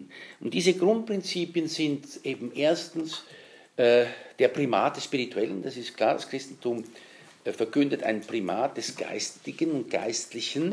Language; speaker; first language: German; native; German